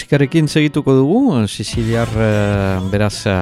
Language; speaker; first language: Basque; native; Basque